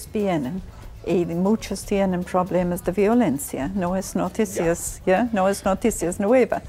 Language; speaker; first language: Spanish; non-native, fluent; English